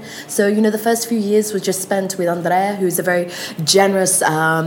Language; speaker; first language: English; native; English